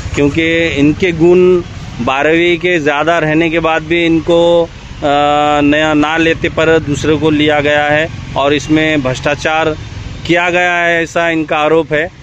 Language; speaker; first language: Hindi; non-native, local second language; Marathi